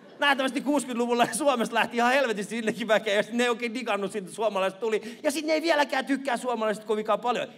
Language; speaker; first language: Finnish; early bilingual, other home language; Persian